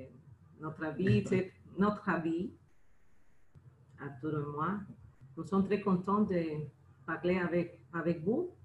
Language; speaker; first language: French; non-native, learner; Spanish